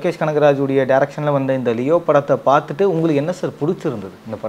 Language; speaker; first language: Tamil; native; Tamil